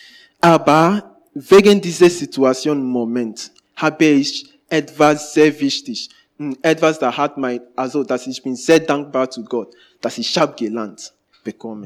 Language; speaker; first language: German; non-native, learner; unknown